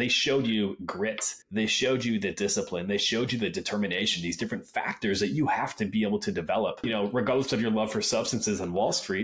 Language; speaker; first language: English; native; English